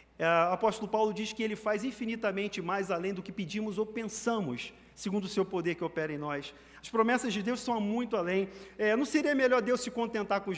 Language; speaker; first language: Portuguese; native; Portuguese